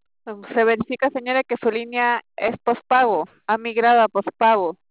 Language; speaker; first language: Spanish; native; Spanish